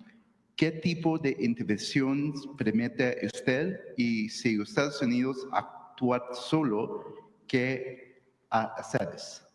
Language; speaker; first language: Spanish; early bilingual, heritage; Spanish